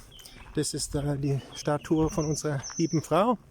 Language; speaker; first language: German; non-native, fluent; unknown